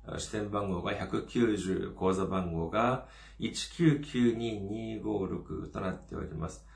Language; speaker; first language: Japanese; non-native, fluent; Korean